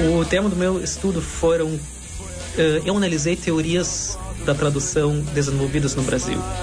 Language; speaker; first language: Portuguese; non-native, fluent; Russian